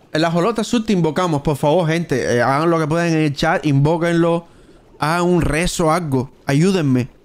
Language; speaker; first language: Spanish; native; Spanish